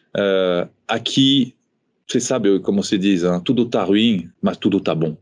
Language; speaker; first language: Portuguese; non-native, fluent; French